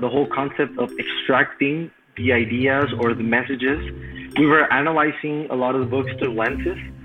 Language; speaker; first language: English; non-native, fluent; Spanish